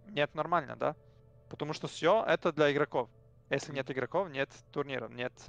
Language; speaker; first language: Russian; non-native, learner; Serbian